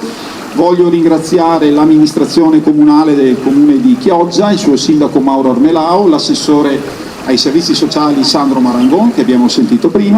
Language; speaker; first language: Italian; native; Italian